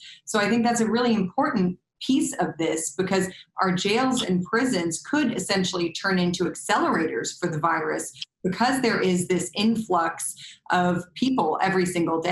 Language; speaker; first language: English; native; English